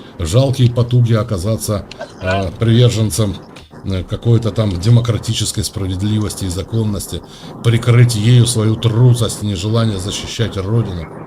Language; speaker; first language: Russian; native; Russian